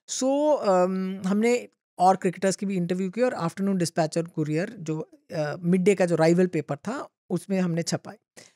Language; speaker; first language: Hindi; non-native, local second language; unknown